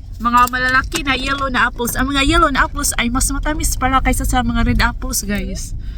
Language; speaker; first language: Filipino; non-native, local second language; Cebuano